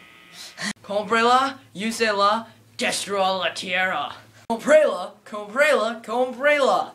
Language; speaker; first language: Spanish; non-native, learner; English